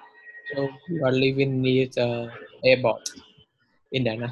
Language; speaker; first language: English; non-native, learner; Vietnamese